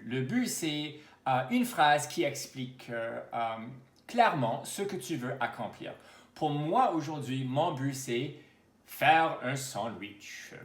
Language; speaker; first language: French; non-native, local second language; English